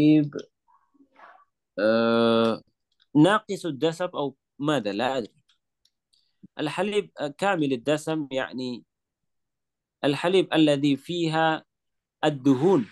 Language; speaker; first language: Arabic; non-native, fluent; Indonesian